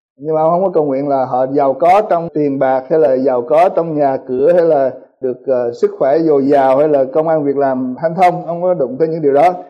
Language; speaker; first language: Vietnamese; early bilingual, heritage; Vietnamese